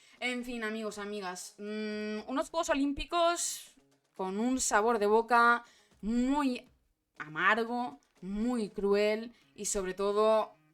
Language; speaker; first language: Spanish; native; Spanish